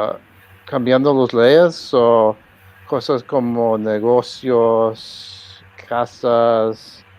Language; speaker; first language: Spanish; early bilingual, heritage; Spanish